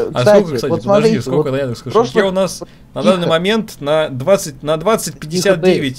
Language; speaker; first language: Russian; native; Russian